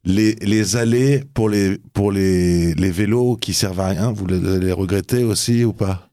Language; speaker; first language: French; native; French